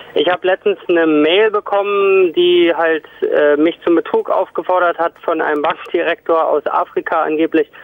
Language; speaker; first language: German; non-native, fluent; Spanish